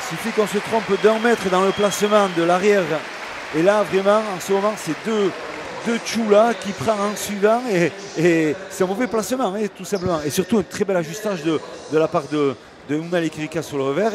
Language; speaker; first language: French; native; French